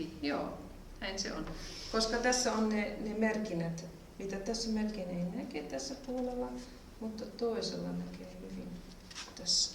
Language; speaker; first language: Finnish; non-native, fluent; German